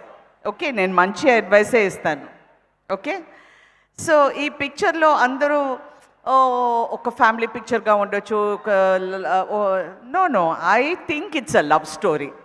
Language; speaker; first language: Telugu; non-native, fluent; Tamil